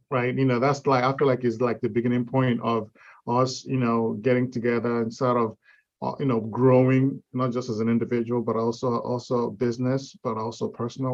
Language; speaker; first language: English; non-native, local second language; Igbo